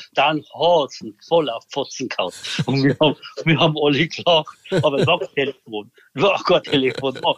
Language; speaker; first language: German; native; German